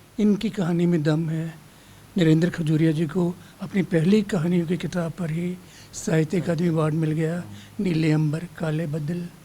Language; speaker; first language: Hindi; non-native, local second language; Dogri